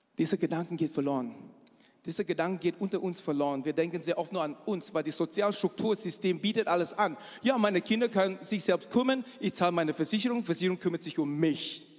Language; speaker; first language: German; non-native, fluent; Chinese